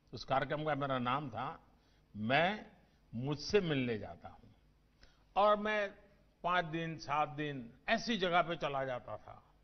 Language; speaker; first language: Hindi; non-native, local second language; Gujarati